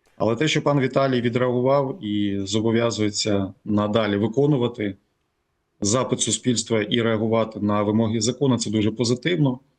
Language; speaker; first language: Ukrainian; native; Ukrainian